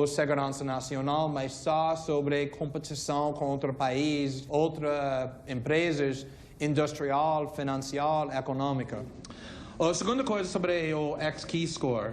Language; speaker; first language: Portuguese; non-native, fluent; English